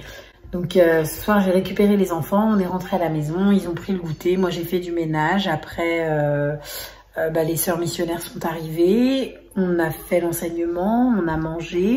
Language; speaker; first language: French; native; French